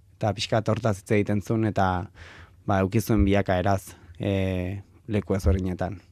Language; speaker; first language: Basque; native; Basque